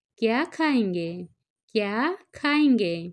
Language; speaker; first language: Hindi; non-native, local second language; Telugu